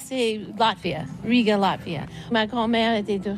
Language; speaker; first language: French; non-native, fluent; English